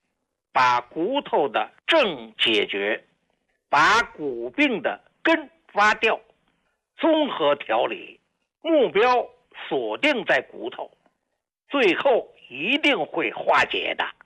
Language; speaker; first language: Chinese; native; Chinese